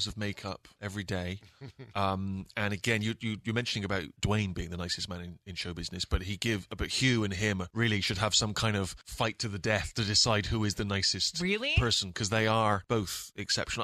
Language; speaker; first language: English; native; English